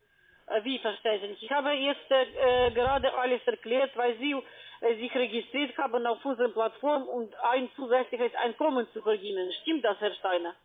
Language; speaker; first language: German; non-native, fluent; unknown